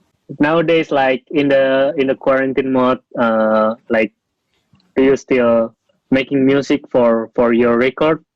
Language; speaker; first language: English; non-native, fluent; Indonesian